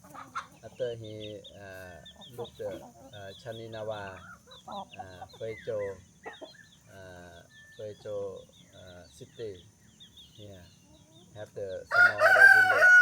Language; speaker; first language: English; non-native, learner; Thai